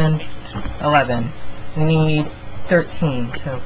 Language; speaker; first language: English; native; English